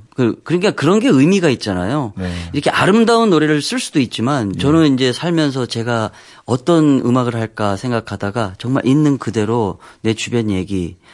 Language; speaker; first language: Korean; native; Korean